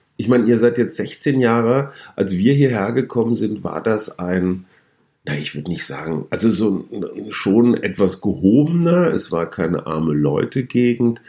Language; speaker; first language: German; native; German